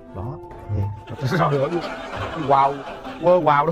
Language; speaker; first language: Vietnamese; native; Vietnamese